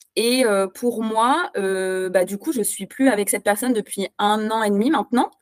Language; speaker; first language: French; native; French